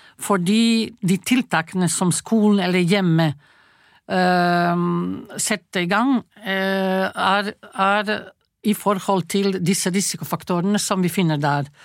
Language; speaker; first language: Norwegian; non-native, fluent; Croatian